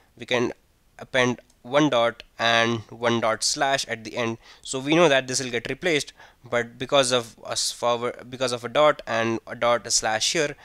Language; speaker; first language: English; non-native, local second language; Hindi